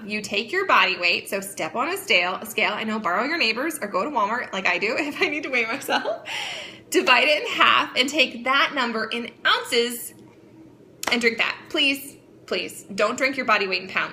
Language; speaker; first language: English; native; English